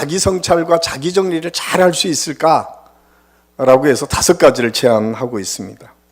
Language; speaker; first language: Korean; native; Korean